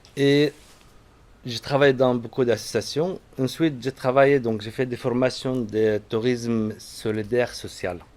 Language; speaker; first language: French; non-native, fluent; Arabic